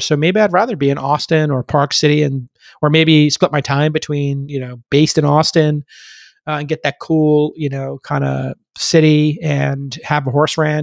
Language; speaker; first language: English; native; English